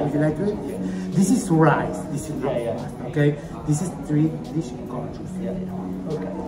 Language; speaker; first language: English; non-native, learner; Italian